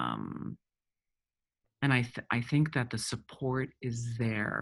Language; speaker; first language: English; early bilingual, other home language; French